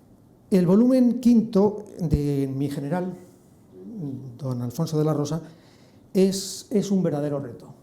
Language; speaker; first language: Spanish; native; Spanish